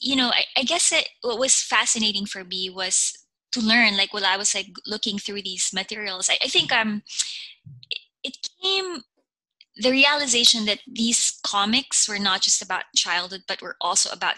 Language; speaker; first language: English; non-native, local second language; Filipino